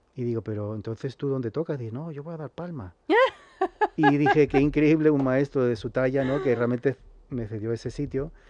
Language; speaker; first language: Spanish; early bilingual, heritage; Spanish